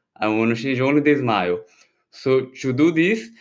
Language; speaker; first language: English; non-native, fluent; Portuguese